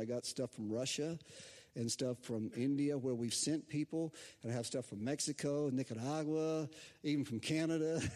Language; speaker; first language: English; native; English